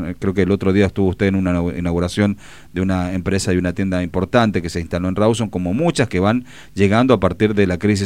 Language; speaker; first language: Spanish; native; Spanish